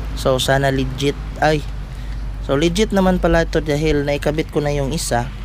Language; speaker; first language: Filipino; non-native, local second language; Cebuano